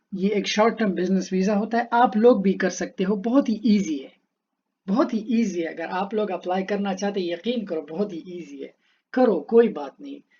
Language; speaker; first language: Urdu; non-native, local second language; Pashto